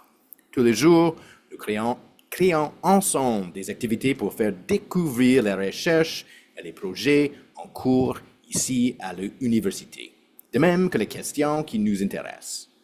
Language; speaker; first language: French; non-native, fluent; English